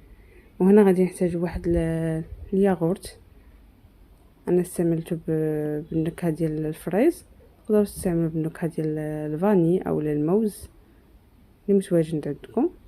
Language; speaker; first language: Arabic; native; Arabic